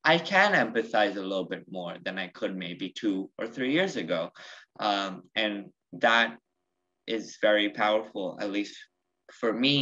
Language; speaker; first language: English; early bilingual, other home language; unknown